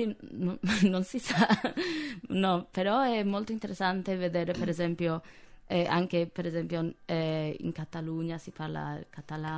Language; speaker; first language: Italian; non-native, fluent; English